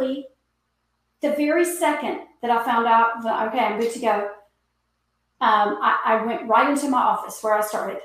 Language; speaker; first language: English; native; English